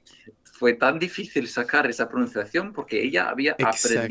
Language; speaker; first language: Spanish; non-native, fluent; English